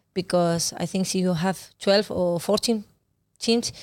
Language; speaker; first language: English; non-native, learner; Spanish